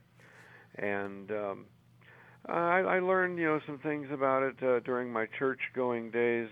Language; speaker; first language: English; native; English